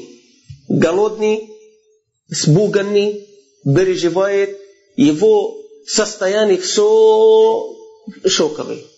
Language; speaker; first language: Russian; non-native, fluent; Arabic